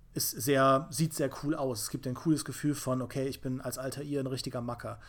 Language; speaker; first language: German; native; German